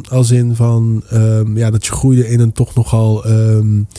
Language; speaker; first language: Dutch; early bilingual, other home language; Papiamento